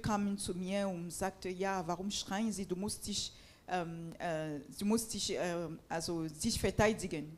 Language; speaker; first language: German; non-native, fluent; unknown